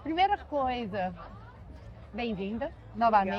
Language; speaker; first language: Portuguese; native; Portuguese